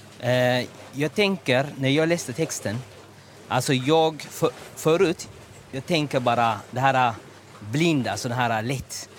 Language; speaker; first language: Swedish; non-native, learner; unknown